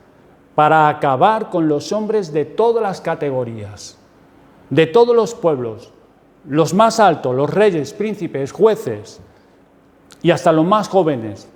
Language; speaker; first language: Spanish; native; Spanish